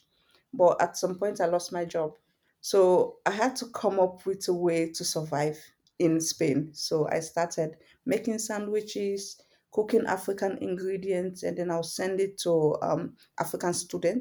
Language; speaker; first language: English; non-native, local second language; Fula